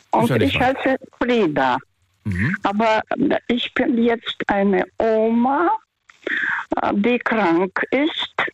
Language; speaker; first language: German; non-native, fluent; Russian